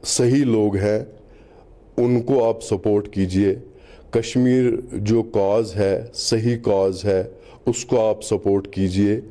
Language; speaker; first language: Hindi; non-native, local second language; Kashmiri